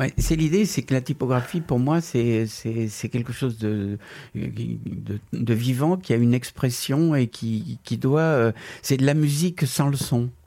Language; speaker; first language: French; non-native, fluent; Spanish